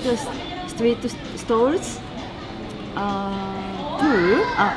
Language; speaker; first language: English; non-native, learner; Japanese